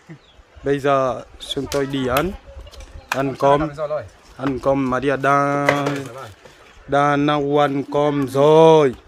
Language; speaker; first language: Vietnamese; non-native, learner; Portuguese